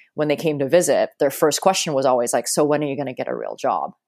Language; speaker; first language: English; early bilingual, other home language; Cantonese